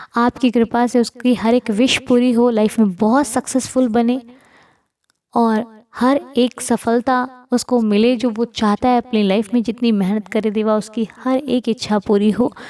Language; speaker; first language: Hindi; native; Hindi